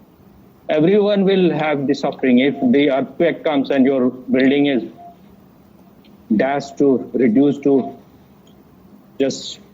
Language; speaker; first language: English; non-native, fluent; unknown